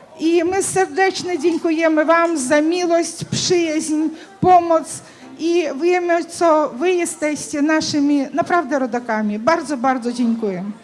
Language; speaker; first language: Polish; non-native, learner; Ukrainian